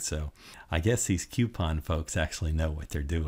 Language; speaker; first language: English; native; English